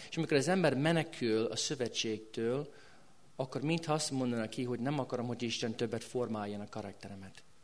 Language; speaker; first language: Hungarian; non-native, fluent; English